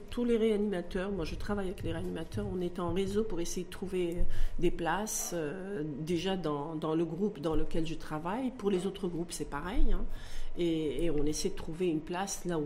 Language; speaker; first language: French; non-native, local second language; Arabic